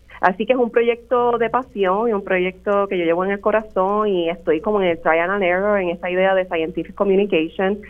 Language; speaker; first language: Spanish; native; Spanish